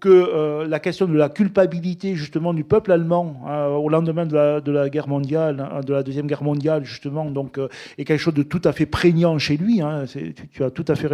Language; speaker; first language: French; native; French